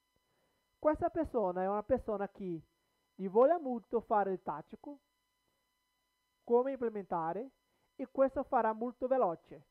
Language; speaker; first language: Italian; non-native, learner; Portuguese